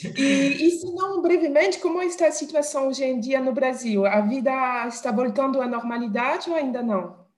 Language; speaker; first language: Portuguese; non-native, fluent; French